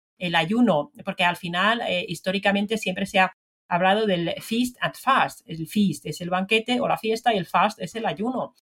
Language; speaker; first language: Spanish; non-native, fluent; Finnish